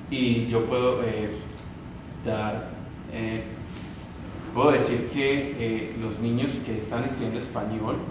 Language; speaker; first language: Spanish; non-native, fluent; English